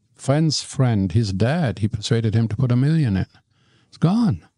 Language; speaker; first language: English; non-native, fluent; German